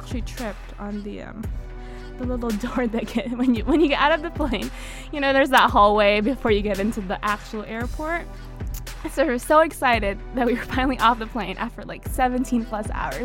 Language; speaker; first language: English; early bilingual, other home language; Hiligaynon